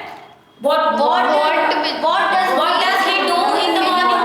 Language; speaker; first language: English; non-native, learner; Hindi